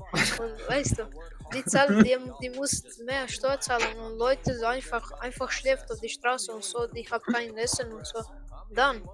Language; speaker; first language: German; non-native, learner; Croatian